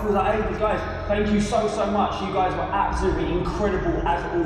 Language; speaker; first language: English; native; English